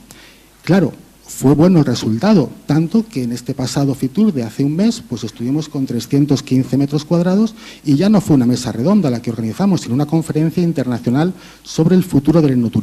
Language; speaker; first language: Spanish; native; Spanish